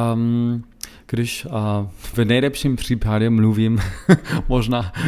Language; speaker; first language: Czech; non-native, learner; German